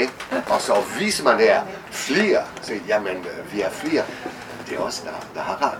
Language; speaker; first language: Danish; non-native, fluent; French